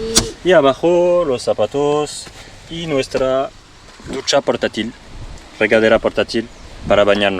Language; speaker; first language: Spanish; non-native, learner; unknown